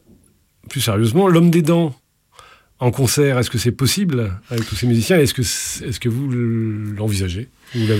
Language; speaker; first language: French; native; French